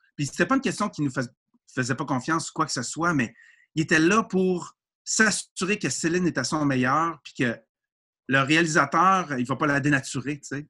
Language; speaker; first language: French; native; French